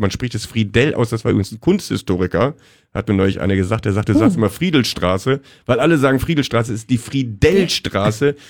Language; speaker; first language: German; native; German